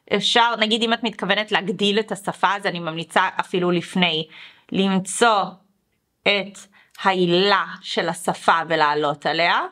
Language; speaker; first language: Hebrew; early bilingual, other home language; English